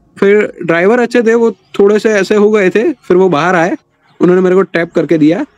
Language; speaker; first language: Hindi; non-native, local second language; Gujarati